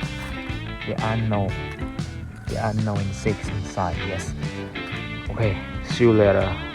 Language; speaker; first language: English; non-native, learner; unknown